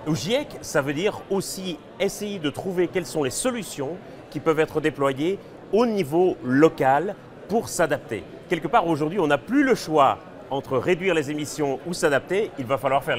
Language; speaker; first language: French; native; French